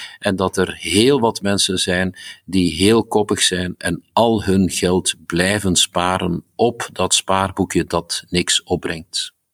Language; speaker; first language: Dutch; native; Dutch